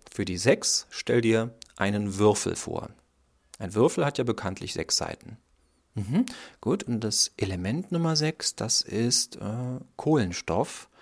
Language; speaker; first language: German; native; German